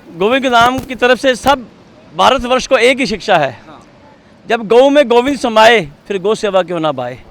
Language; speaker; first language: Hindi; non-native, local second language; Punjabi